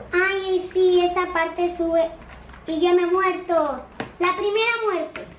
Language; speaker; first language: Spanish; native; Spanish